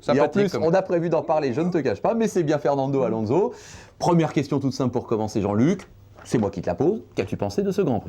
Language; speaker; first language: French; native; French